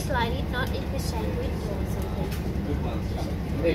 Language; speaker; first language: English; non-native, learner; Vietnamese